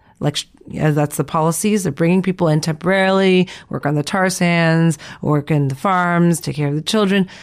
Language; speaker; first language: English; early bilingual, other home language; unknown